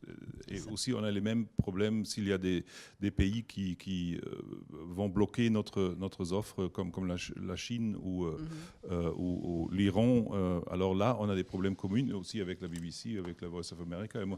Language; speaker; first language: French; non-native, learner; German